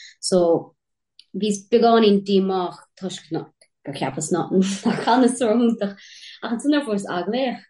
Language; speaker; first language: Irish; native; Irish